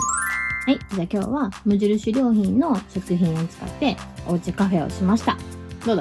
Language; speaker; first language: Japanese; native; Japanese